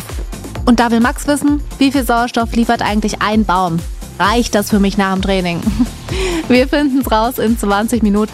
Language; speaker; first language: German; native; German